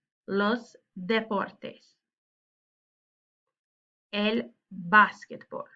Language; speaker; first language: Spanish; non-native, learner; English